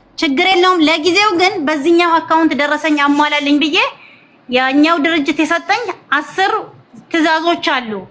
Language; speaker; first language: Amharic; native; Amharic